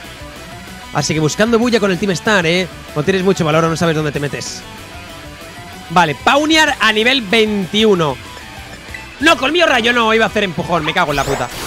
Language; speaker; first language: Spanish; native; Spanish